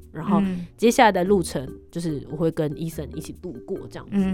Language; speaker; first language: Chinese; native; Chinese